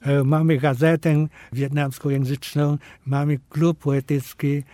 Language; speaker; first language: Polish; non-native, fluent; Vietnamese